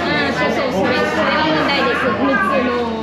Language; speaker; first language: Japanese; non-native, learner; Vietnamese